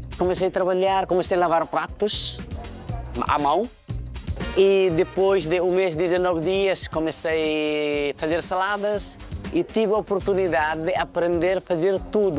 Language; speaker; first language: Portuguese; non-native, fluent; Nepali